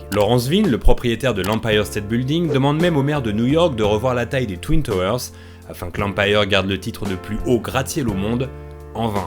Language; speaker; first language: French; native; French